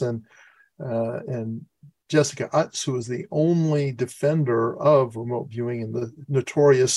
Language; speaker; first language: English; native; English